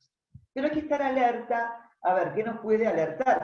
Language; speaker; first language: Spanish; native; Spanish